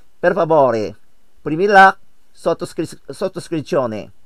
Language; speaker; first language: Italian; non-native, learner; Korean